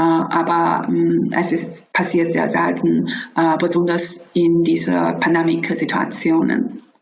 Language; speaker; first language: German; non-native, fluent; Chinese